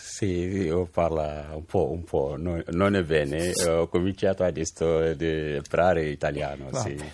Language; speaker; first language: Italian; non-native, learner; Fula